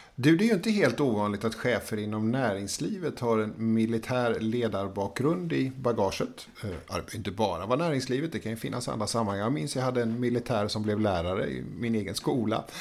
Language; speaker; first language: Swedish; native; Swedish